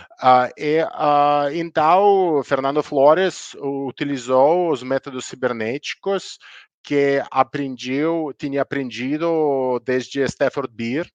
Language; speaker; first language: Portuguese; non-native, learner; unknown